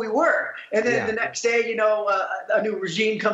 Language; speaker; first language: English; native; English